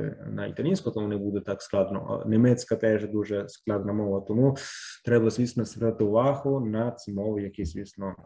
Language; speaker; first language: Ukrainian; non-native, fluent; Italian